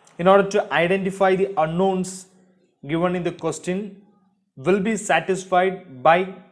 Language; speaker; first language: English; non-native, local second language; Tamil